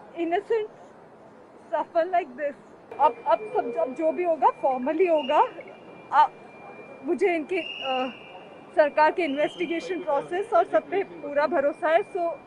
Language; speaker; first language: Hindi; native; Hindi